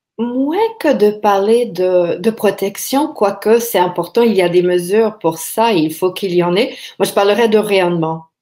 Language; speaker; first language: French; non-native, local second language; English